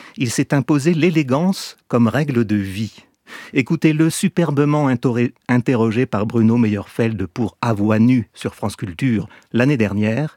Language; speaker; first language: French; native; French